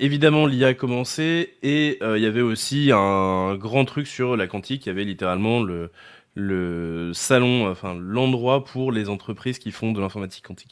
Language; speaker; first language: French; native; French